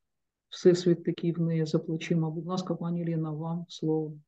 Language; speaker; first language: Ukrainian; native; Ukrainian